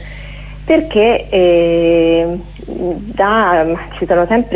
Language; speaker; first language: Italian; native; Italian